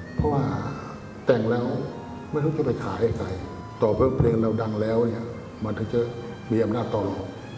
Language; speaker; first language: Thai; native; Thai